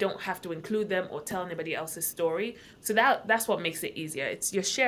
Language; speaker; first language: English; non-native, local second language; Akan